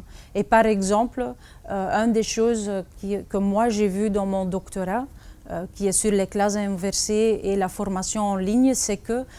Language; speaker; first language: French; non-native, fluent; Dutch